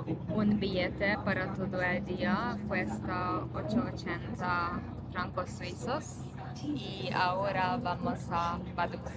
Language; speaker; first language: Spanish; non-native, learner; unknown